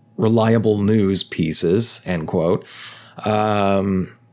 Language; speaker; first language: English; native; English